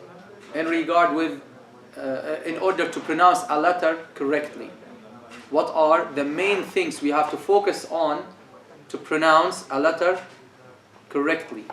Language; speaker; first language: English; non-native, fluent; Arabic